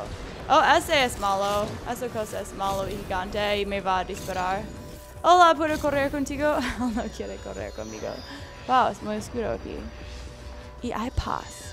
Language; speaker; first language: Spanish; non-native, learner; English